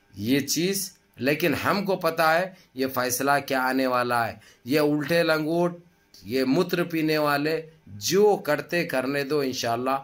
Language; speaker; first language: Hindi; native; Hindi